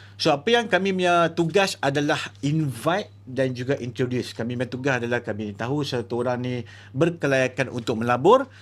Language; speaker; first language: Malay; native; Malay